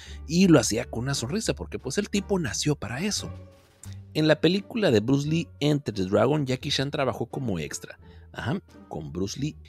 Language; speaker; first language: Spanish; native; Spanish